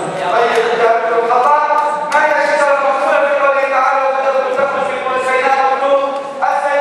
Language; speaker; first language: Arabic; native; Arabic